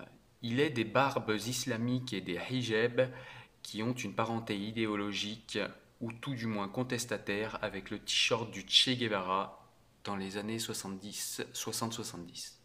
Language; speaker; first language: French; native; French